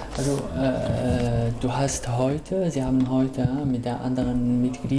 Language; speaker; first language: German; non-native, fluent; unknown